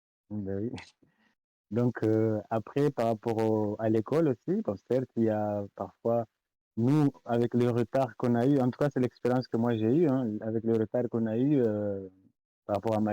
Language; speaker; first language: French; non-native, local second language; Comorian